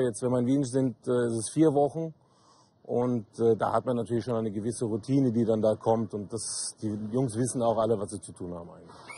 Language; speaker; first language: German; native; German